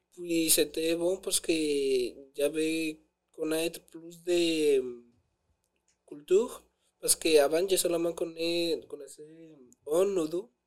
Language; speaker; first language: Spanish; native; Spanish